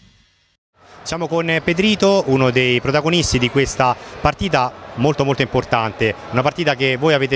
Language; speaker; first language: Italian; native; Italian